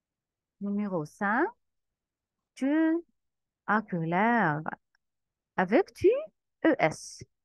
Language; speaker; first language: French; non-native, fluent; Arabic